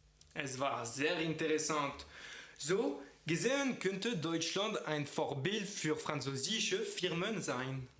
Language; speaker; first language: German; non-native, fluent; French